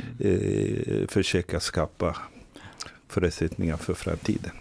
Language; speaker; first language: Swedish; non-native, fluent; Tigrinya